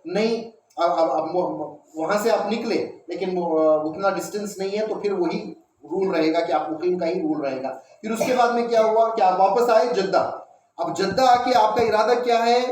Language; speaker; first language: Urdu; native; Urdu